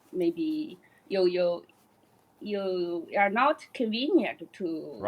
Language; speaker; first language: English; non-native, learner; Chinese